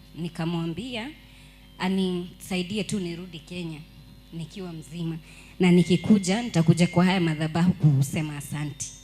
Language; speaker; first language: Swahili; non-native, local second language; Kikuyu